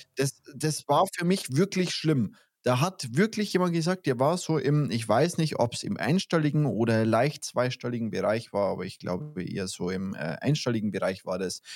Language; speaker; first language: German; native; German